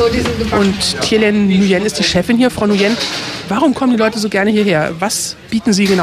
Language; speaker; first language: German; native; German